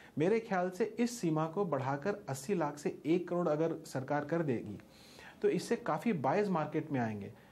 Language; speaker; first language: Hindi; native; Hindi